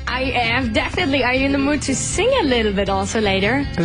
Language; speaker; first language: English; non-native, fluent; German